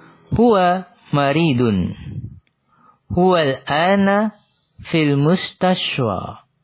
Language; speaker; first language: Arabic; non-native, fluent; Indonesian